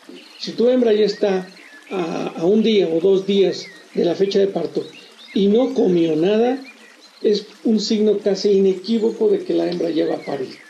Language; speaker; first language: Spanish; native; Spanish